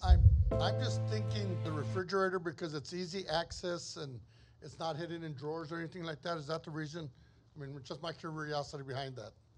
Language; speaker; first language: English; early bilingual, other home language; Spanish